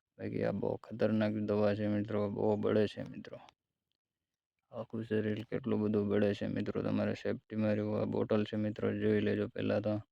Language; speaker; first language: Gujarati; non-native, local second language; Bhili